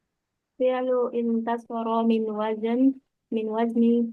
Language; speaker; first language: Arabic; non-native, learner; Indonesian